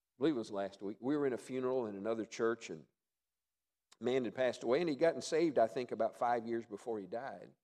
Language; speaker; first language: English; native; English